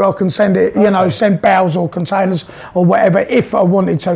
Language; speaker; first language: English; native; English